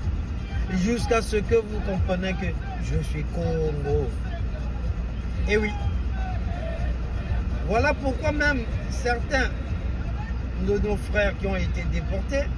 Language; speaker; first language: French; non-native, local second language; Kongo